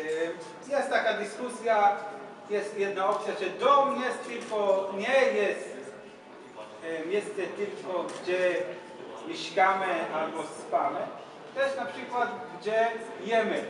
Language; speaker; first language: Polish; non-native, learner; Hebrew